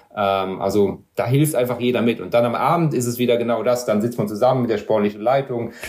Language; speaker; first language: German; non-native, local second language; Luxembourgish